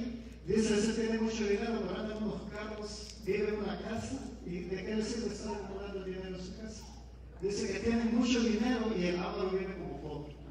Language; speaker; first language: Spanish; native; Spanish